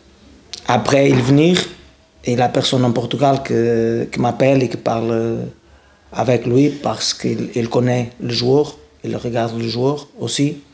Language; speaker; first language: French; non-native, learner; Portuguese